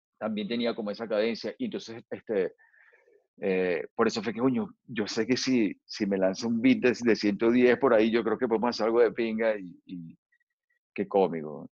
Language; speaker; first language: Spanish; native; Spanish